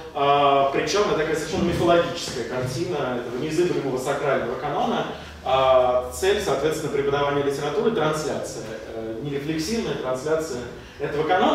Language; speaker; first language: Russian; native; Russian